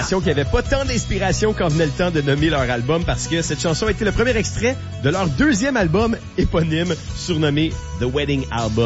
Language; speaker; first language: French; native; French